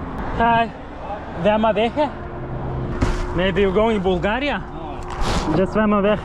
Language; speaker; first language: English; non-native, learner; Lithuanian